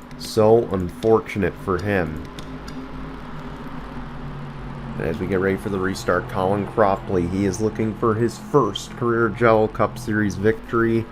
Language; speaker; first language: English; native; English